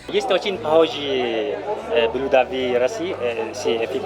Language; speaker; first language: Russian; non-native, learner; Amharic